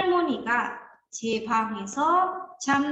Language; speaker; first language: Korean; non-native, fluent; Indonesian